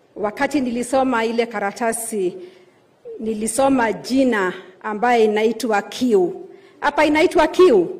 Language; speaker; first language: Swahili; native; Swahili